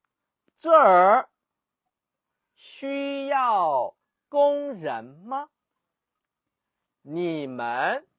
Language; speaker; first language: Chinese; non-native, fluent; Burmese